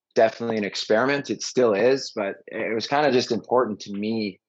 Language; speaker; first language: English; native; English